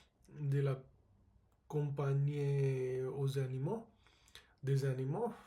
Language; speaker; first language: French; non-native, learner; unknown